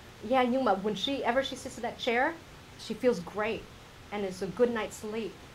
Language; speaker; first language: English; early bilingual, other home language; Vietnamese